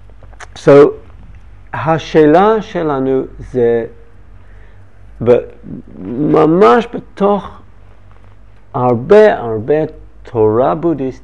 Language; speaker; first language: Hebrew; non-native, learner; English